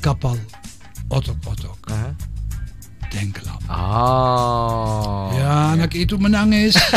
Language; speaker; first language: Indonesian; non-native, fluent; Dutch